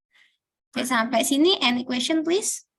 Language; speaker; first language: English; non-native, learner; Indonesian